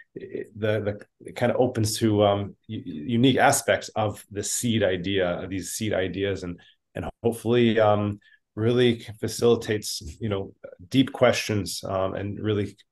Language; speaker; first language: English; native; English